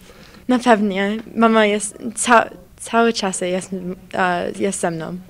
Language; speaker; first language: Polish; early bilingual, heritage; Polish